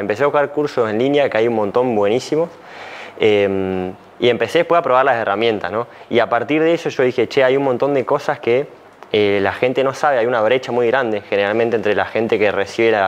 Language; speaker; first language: Spanish; native; Spanish